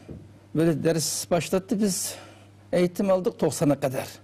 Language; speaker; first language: Turkish; non-native, learner; Uyghur